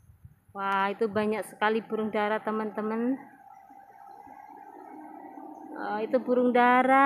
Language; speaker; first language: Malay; non-native, local second language; Javanese